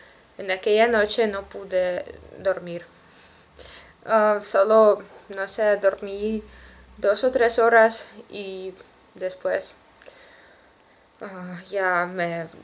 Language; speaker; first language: Spanish; non-native, learner; Russian